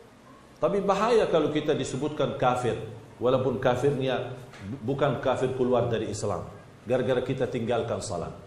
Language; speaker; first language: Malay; non-native, fluent; Arabic